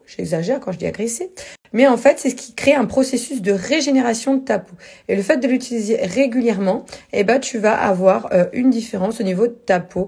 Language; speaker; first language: French; native; French